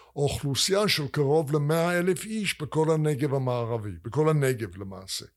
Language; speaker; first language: Hebrew; non-native, fluent; English